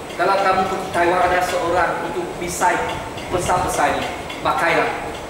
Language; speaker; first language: Malay; non-native, local second language; Chinese